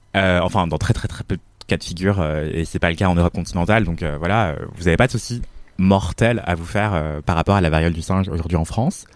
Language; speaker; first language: French; native; French